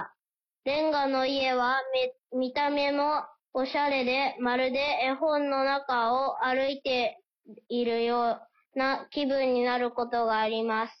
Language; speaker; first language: Japanese; early bilingual, heritage; Japanese